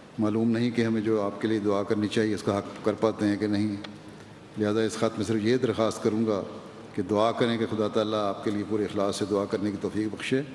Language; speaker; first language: Urdu; native; Urdu